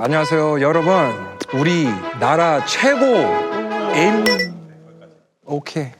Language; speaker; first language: Korean; non-native, fluent; English